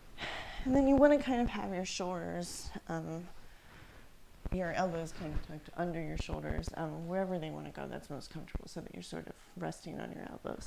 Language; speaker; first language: English; native; English